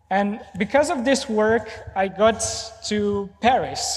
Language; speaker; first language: English; non-native, fluent; Romanian